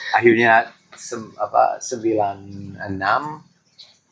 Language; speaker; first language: Indonesian; non-native, fluent; English